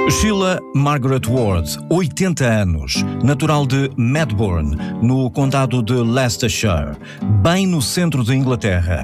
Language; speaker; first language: Portuguese; native; Portuguese